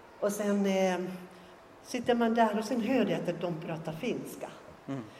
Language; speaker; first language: Swedish; non-native, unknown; Finnish